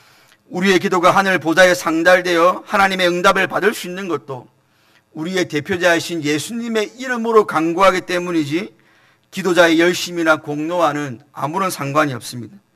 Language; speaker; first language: Korean; native; Korean